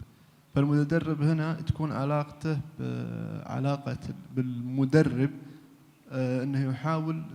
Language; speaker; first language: Arabic; native; Arabic